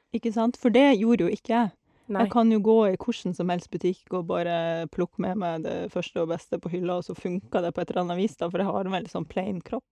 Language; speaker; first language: Norwegian; native; Norwegian